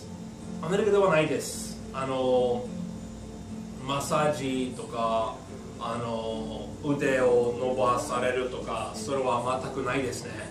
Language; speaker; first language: Japanese; non-native, fluent; English